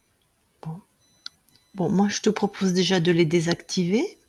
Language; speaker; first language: French; native; French